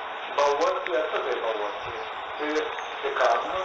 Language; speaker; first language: Polish; non-native, learner; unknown